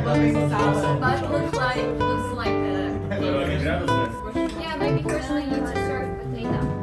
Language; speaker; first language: English; non-native, learner; Russian